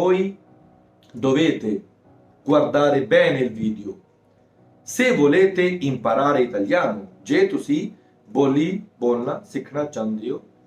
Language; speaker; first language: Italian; non-native, fluent; Punjabi